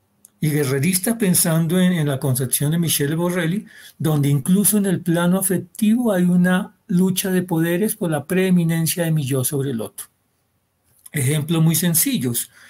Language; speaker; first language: Spanish; native; Spanish